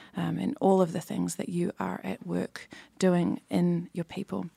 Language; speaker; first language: English; native; English